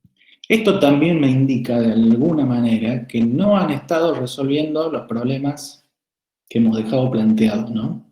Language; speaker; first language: Spanish; native; Spanish